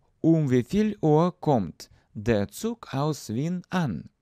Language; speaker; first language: German; non-native, fluent; Russian